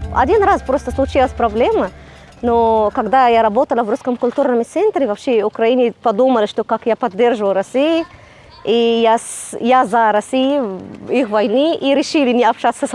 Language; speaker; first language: Russian; non-native, fluent; Arabic